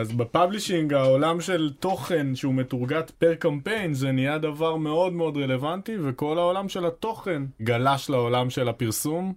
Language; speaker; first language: Hebrew; native; Hebrew